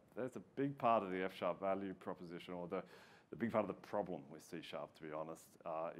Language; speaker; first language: English; native; English